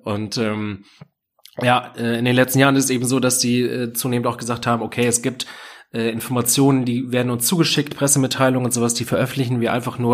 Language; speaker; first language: German; native; German